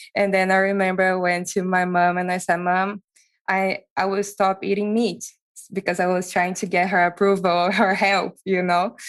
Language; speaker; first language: English; non-native, fluent; Portuguese